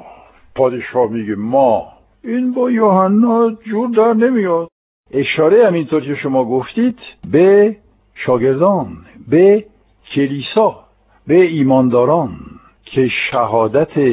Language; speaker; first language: Persian; non-native, fluent; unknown